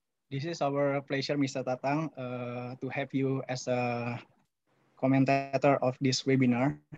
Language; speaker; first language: English; non-native, fluent; Indonesian